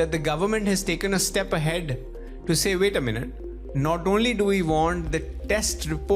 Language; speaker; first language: English; non-native, local second language; Punjabi